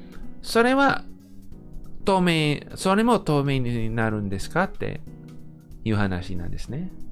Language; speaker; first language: Japanese; non-native, fluent; English